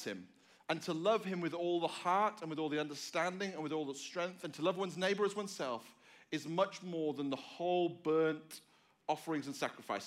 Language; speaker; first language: English; native; English